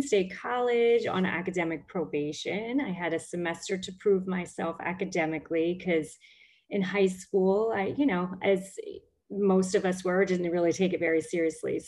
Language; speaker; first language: English; native; English